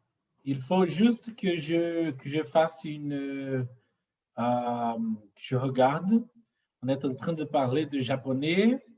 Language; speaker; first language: French; non-native, fluent; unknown